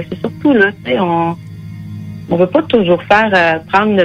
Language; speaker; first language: French; native; French